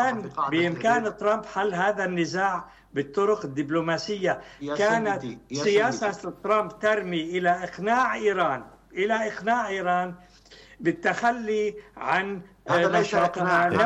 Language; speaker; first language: Arabic; native; Arabic